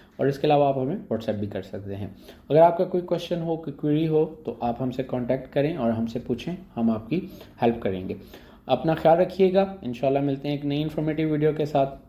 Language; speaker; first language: Urdu; native; Urdu